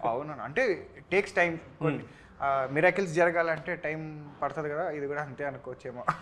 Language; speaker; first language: Telugu; native; Telugu